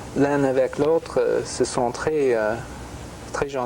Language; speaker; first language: French; non-native, fluent; English